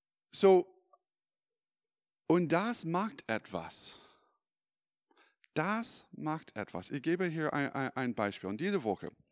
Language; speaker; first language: German; non-native, fluent; English